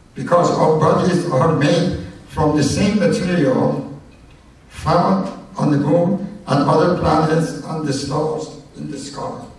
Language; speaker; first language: English; non-native, fluent; Persian